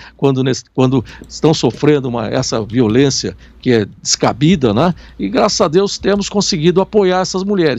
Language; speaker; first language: Portuguese; native; Portuguese